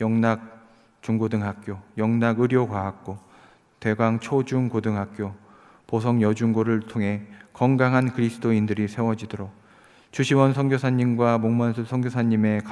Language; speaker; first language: Korean; native; Korean